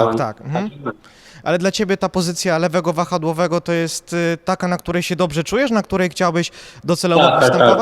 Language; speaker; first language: Polish; native; Polish